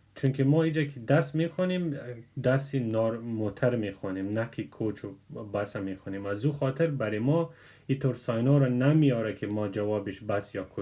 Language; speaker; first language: Persian; non-native, local second language; Pashto